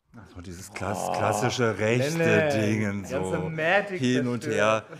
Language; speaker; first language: German; native; German